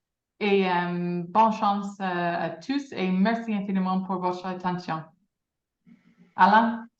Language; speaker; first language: French; non-native, fluent; English